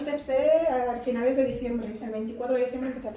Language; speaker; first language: Spanish; native; Spanish